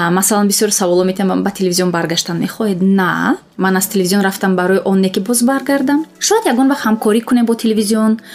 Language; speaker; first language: Tajik; non-native, local second language; Russian